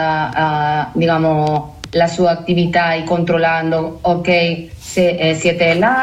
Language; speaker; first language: Italian; non-native, learner; Spanish